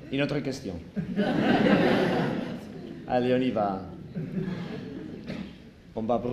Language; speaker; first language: French; non-native, learner; Spanish